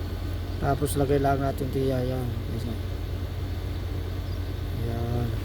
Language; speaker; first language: Filipino; native; Filipino